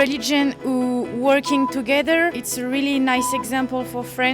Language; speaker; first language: English; non-native, fluent; French